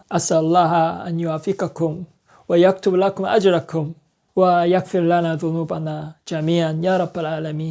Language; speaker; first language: Arabic; non-native, learner; Korean